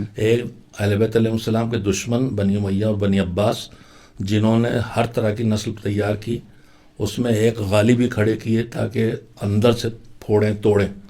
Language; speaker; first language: Urdu; native; Urdu